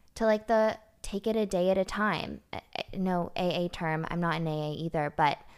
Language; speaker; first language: English; native; English